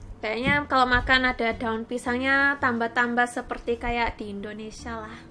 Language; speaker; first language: Indonesian; non-native, fluent; Japanese